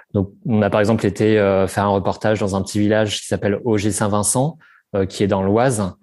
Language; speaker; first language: French; native; French